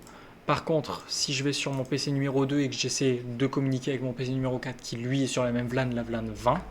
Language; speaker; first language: French; native; French